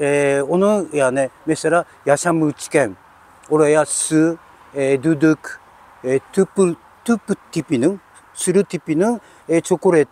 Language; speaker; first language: Turkish; non-native, learner; Japanese